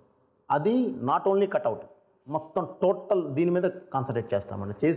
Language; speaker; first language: Telugu; native; Telugu